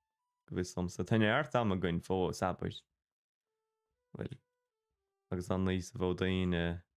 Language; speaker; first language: Irish; non-native, local second language; English